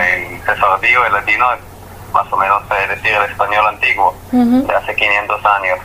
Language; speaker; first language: Spanish; non-native, fluent; Hebrew